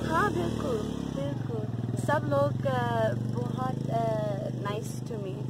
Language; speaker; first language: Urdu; non-native, learner; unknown